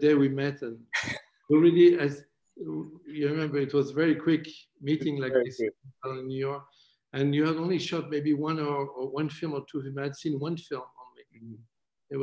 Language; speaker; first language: English; non-native, fluent; French